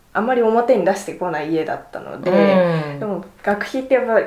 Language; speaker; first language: Japanese; native; Japanese